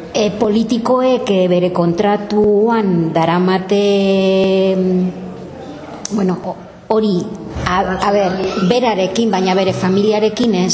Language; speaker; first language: Basque; non-native, local second language; Spanish